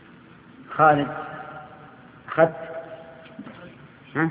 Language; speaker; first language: Arabic; native; Arabic